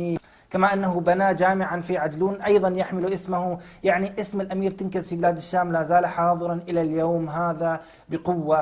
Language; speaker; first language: Arabic; native; Arabic